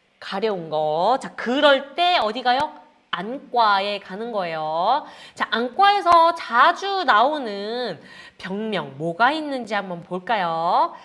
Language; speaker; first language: Korean; native; Korean